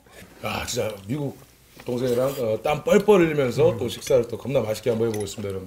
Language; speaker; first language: Korean; native; Korean